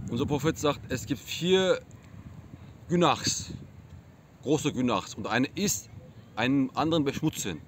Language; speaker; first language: German; non-native, fluent; Turkish